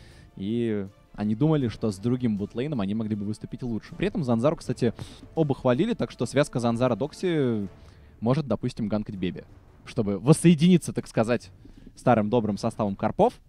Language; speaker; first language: Russian; native; Russian